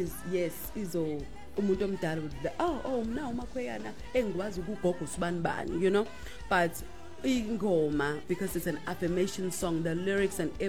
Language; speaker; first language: English; non-native, local second language; Zulu